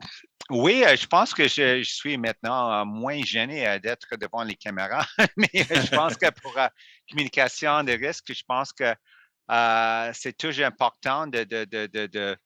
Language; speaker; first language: French; non-native, local second language; English